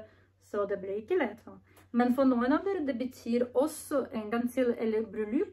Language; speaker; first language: Norwegian; non-native, learner; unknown